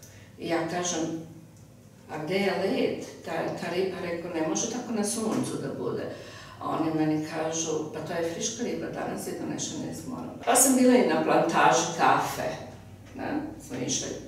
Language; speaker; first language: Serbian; early bilingual, heritage; Serbian